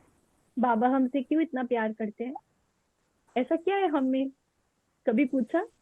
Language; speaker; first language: Hindi; native; Hindi